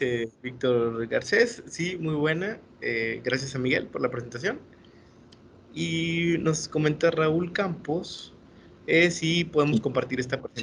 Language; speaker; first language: Spanish; native; Spanish